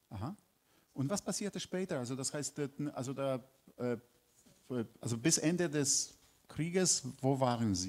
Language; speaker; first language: German; non-native, fluent; Polish